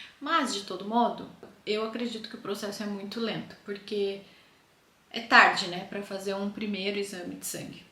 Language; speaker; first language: Portuguese; native; Portuguese